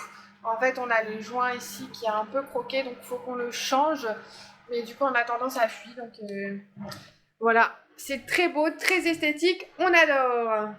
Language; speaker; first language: French; native; French